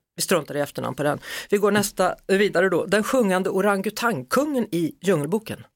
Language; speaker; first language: Swedish; native; Swedish